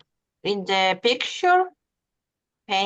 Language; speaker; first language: English; non-native, learner; Spanish